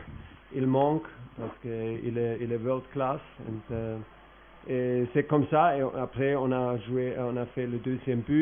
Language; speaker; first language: French; non-native, fluent; German